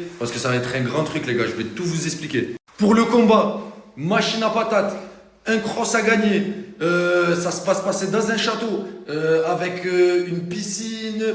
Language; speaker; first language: French; native; French